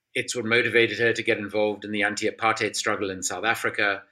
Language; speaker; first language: English; native; English